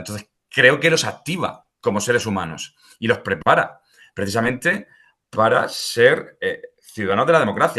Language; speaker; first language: Spanish; native; Spanish